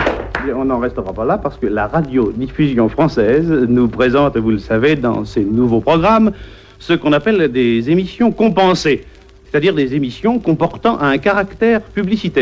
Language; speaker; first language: French; native; French